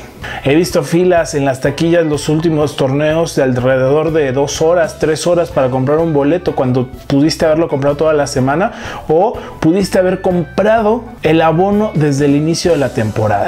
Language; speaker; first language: Spanish; native; Spanish